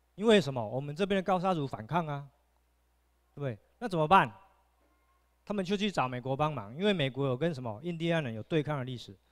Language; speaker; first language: Chinese; native; Chinese